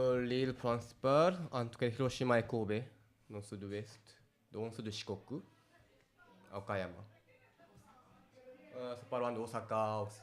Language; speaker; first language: French; non-native, learner; Japanese